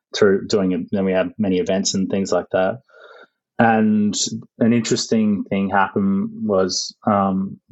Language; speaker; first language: English; native; English